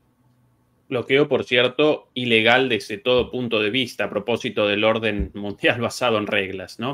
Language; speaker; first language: Spanish; native; Spanish